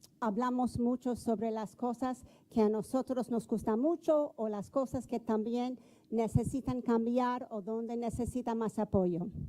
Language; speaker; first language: Spanish; non-native, fluent; English